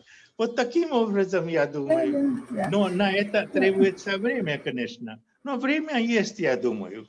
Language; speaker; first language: Russian; non-native, fluent; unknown